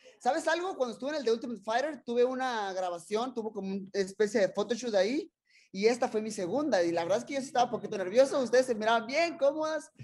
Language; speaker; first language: Spanish; native; Spanish